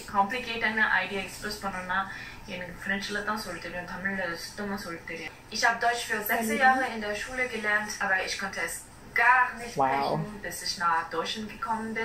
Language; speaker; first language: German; non-native, fluent; French